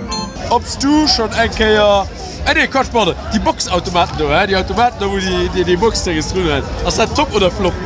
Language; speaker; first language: German; native; German